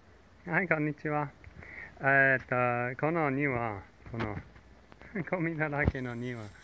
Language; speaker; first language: Japanese; non-native, fluent; English